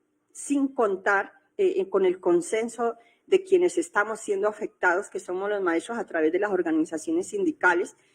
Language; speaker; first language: Spanish; native; Spanish